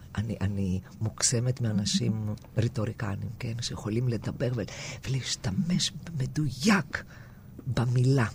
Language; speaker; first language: Hebrew; non-native, fluent; Greek